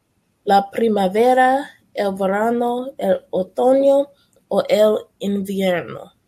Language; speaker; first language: Spanish; non-native, learner; English